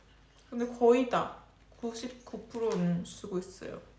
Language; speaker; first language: Korean; non-native, local second language; Japanese